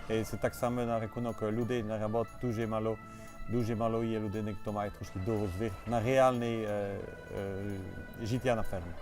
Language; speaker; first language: Ukrainian; non-native, learner; French